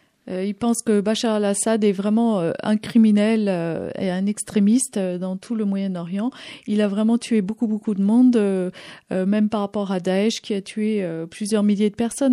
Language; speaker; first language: French; native; French